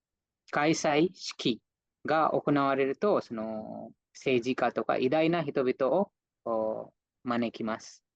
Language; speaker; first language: Japanese; non-native, fluent; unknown